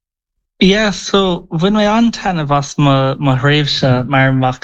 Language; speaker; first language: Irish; non-native, local second language; English